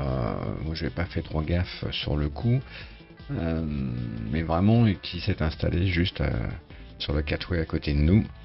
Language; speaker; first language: French; native; French